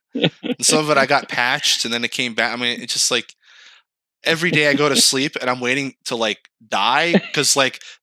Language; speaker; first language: English; native; English